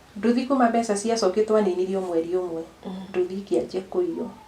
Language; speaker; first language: Kikuyu; non-native, local second language; Embu